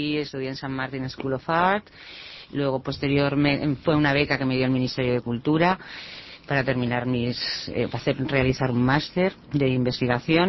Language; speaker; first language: Spanish; early bilingual, heritage; Spanish